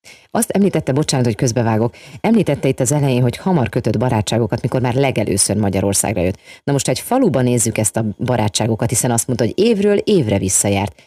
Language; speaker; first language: Hungarian; native; Hungarian